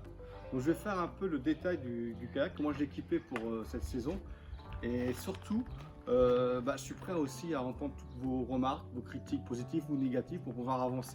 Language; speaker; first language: French; native; French